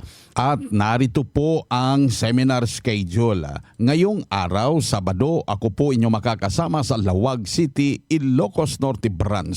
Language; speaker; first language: Filipino; native; Filipino